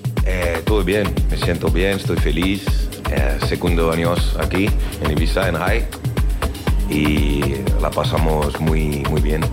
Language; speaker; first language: Spanish; non-native, learner; French